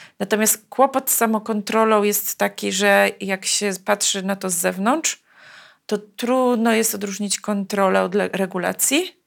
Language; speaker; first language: Polish; native; Polish